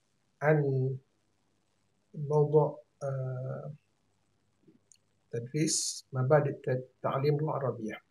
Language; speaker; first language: Arabic; non-native, fluent; Malay